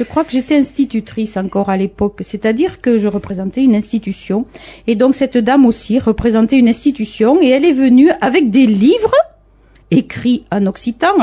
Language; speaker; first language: French; native; French